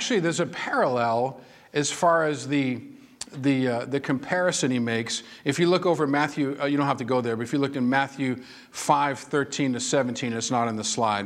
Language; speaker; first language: English; native; English